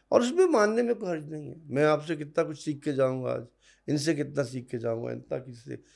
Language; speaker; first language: Urdu; non-native, local second language; Punjabi